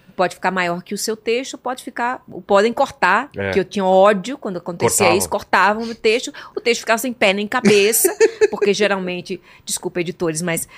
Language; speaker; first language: Portuguese; native; Portuguese